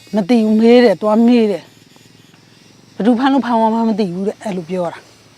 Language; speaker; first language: Burmese; native; Burmese